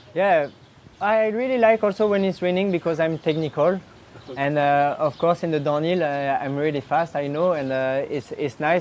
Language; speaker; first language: English; non-native, learner; French